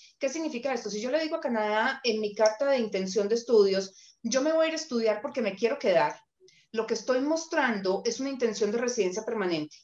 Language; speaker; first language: Spanish; native; Spanish